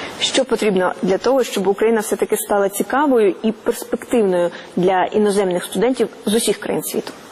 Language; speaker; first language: Ukrainian; native; Ukrainian